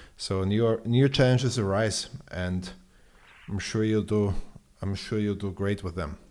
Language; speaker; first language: English; non-native, fluent; German